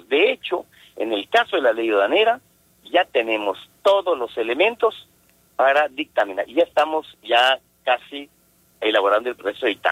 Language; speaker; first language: Spanish; native; Spanish